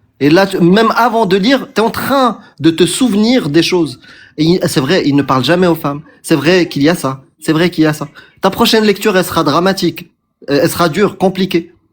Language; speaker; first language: French; non-native, local second language; Arabic